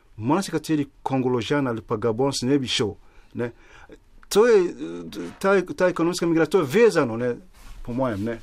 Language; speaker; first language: Slovenian; non-native, fluent; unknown